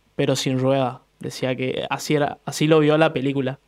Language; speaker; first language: Spanish; native; Spanish